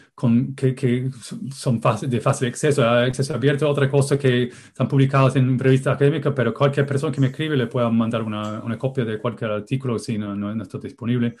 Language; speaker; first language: Spanish; non-native, fluent; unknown